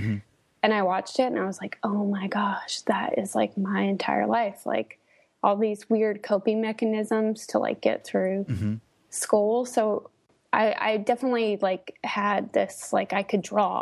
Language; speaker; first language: English; native; English